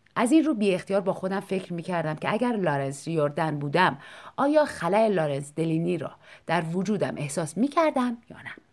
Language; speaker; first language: Persian; native; Persian